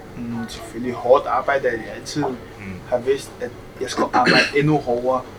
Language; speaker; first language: Danish; early bilingual, other home language; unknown